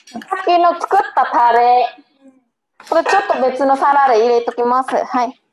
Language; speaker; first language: Japanese; non-native, learner; Vietnamese